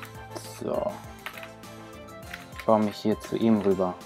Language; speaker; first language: German; native; German